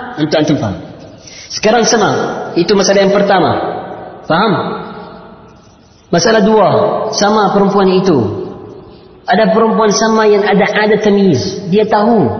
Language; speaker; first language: Indonesian; non-native, learner; Arabic